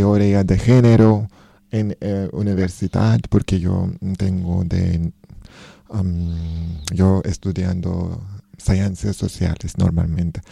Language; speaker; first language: Spanish; non-native, learner; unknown